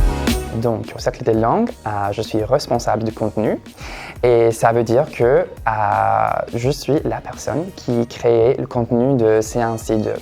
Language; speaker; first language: French; non-native, fluent; English